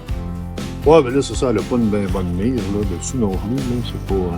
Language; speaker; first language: French; native; French